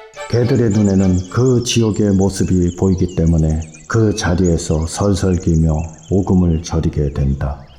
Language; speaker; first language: Korean; native; Korean